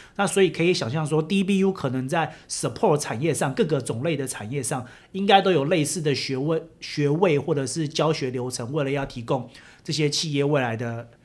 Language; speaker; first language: Chinese; native; Chinese